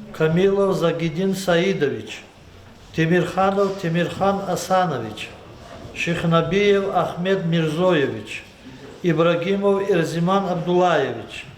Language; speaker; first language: Russian; non-native, local second language; Lezghian